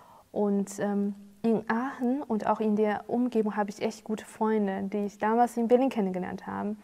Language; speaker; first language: German; non-native, fluent; Chinese